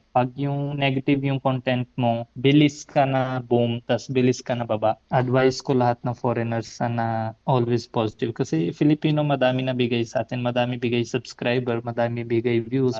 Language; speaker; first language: Filipino; non-native, fluent; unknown